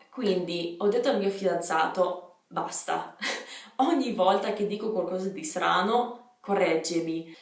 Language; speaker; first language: Italian; non-native, fluent; English